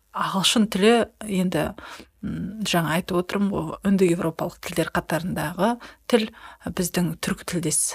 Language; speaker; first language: Kazakh; native; Kazakh